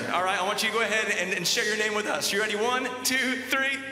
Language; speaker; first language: English; native; English